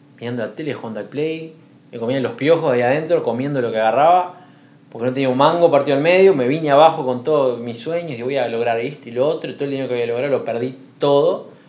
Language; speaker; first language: Spanish; native; Spanish